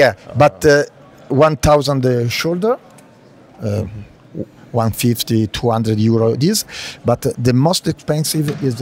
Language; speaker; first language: English; non-native, learner; Italian